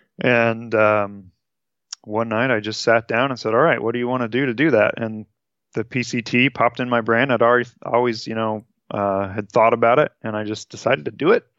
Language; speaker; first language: English; native; English